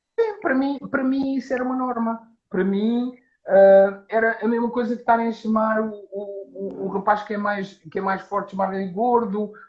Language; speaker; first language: Portuguese; early bilingual, other home language; Kabuverdianu